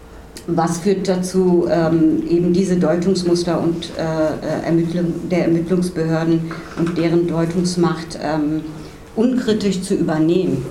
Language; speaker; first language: German; native; German